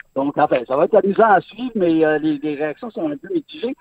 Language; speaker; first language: French; native; French